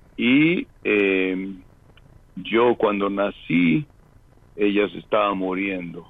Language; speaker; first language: Spanish; native; Spanish